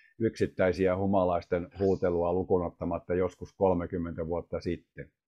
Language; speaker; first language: Finnish; native; Finnish